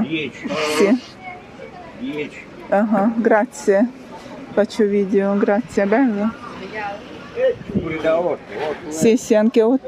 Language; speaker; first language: Italian; non-native, learner; Ukrainian